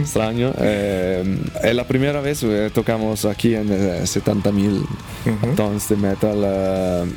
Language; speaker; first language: Spanish; non-native, learner; Italian